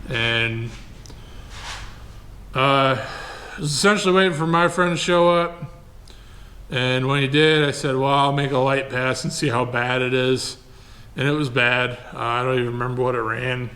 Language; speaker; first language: English; native; English